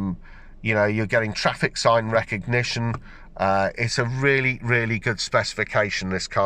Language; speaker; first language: English; native; English